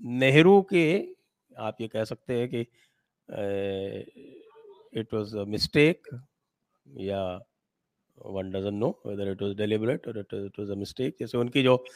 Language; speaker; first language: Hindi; native; Hindi